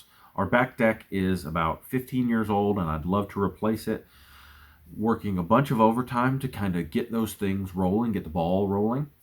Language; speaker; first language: English; native; English